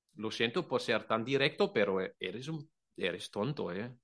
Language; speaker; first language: Spanish; non-native, fluent; German